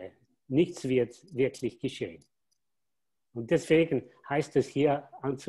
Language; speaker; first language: German; non-native, fluent; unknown